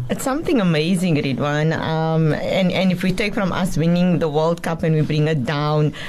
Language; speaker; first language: English; native; English